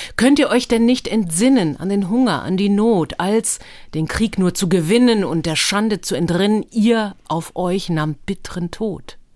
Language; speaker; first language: German; early bilingual, other home language; Hebrew